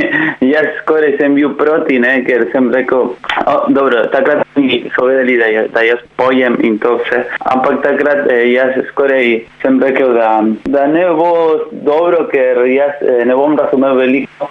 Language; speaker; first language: Slovenian; non-native, learner; Spanish